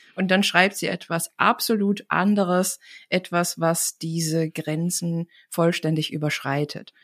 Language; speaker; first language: German; non-native, fluent; Estonian